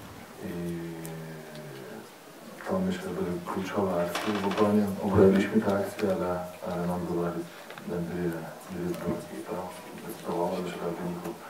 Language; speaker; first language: Polish; non-native, learner; Lithuanian